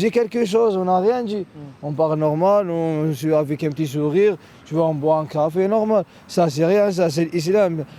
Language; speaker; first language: French; non-native, learner; Arabic